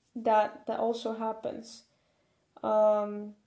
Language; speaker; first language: English; non-native, fluent; Portuguese